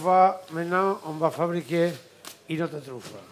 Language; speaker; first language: French; non-native, learner; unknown